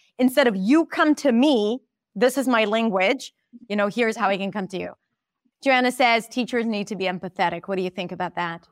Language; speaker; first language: English; non-native, fluent; Hebrew